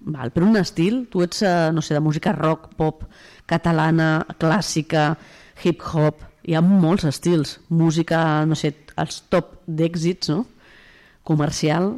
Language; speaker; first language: Catalan; native; Catalan